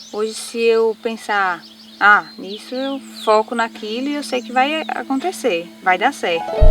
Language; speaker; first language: Portuguese; native; Portuguese